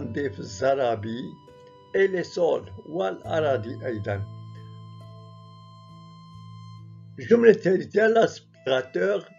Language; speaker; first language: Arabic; native; Arabic